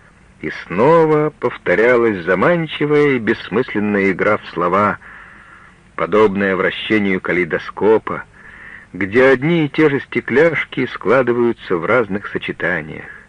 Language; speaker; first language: Russian; native; Russian